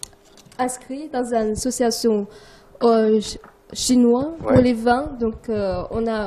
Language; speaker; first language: French; non-native, learner; Chinese